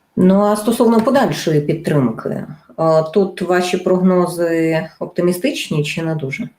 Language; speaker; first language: Ukrainian; native; Ukrainian